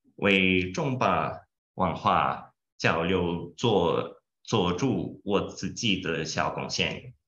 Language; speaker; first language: Chinese; non-native, fluent; Portuguese